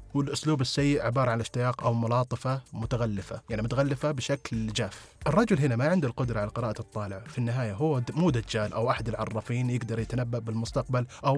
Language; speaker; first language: Arabic; native; Arabic